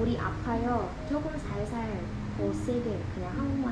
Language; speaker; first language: Korean; non-native, learner; Vietnamese